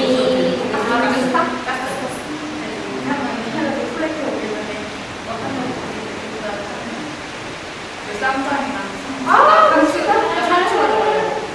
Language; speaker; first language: Korean; early bilingual, heritage; Korean